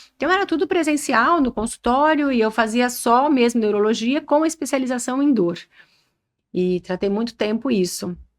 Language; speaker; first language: Portuguese; native; Portuguese